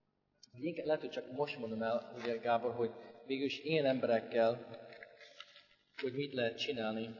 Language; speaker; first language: Hungarian; non-native, fluent; English